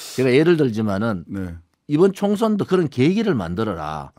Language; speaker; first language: Korean; native; Korean